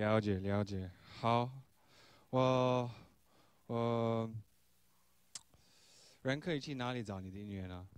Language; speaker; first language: Chinese; non-native, learner; English